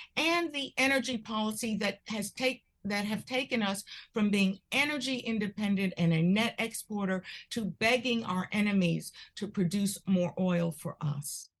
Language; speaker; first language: English; early bilingual, other home language; Spanish